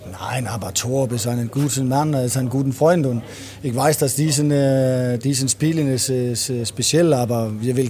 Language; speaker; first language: German; non-native, learner; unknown